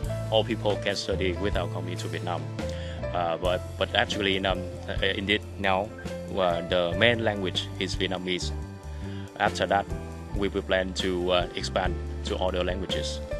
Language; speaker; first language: English; non-native, learner; Vietnamese